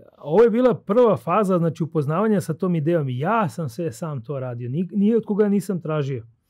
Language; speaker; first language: Serbian; native; Serbian